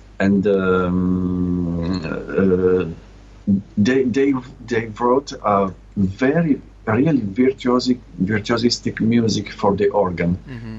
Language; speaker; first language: English; non-native, learner; Italian